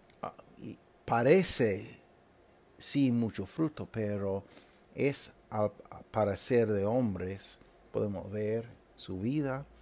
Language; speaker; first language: Spanish; non-native, fluent; English